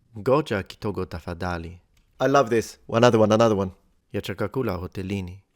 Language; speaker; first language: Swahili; non-native, learner; Italian